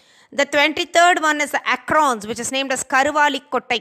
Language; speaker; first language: English; non-native, local second language; Tamil